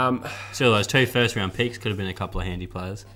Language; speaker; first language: English; native; English